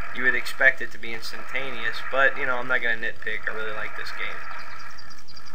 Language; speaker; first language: English; native; English